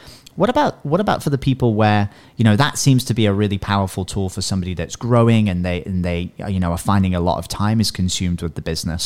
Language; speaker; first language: English; native; English